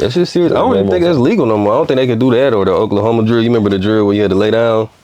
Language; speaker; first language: English; native; English